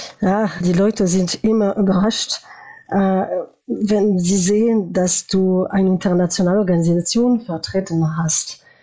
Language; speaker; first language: German; non-native, fluent; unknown